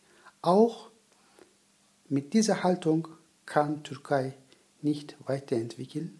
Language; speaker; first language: German; non-native, learner; Turkish